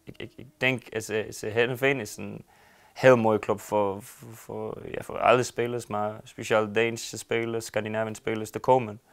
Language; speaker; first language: Dutch; non-native, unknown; Danish